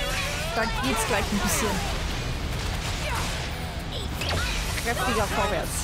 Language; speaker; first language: German; native; German